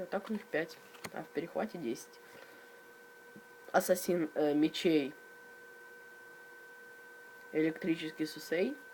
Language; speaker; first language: Russian; native; Russian